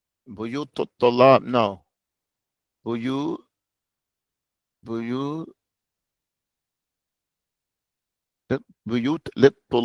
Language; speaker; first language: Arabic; non-native, fluent; English